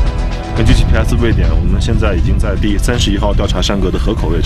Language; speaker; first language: Chinese; native; Chinese